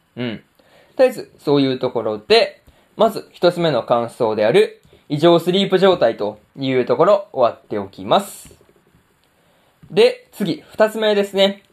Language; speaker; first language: Japanese; native; Japanese